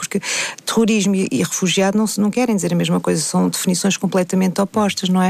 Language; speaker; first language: Portuguese; native; Portuguese